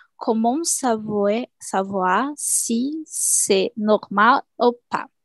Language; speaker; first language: French; non-native, learner; Portuguese